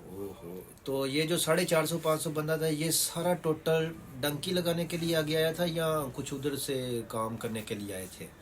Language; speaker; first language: Urdu; non-native, local second language; Punjabi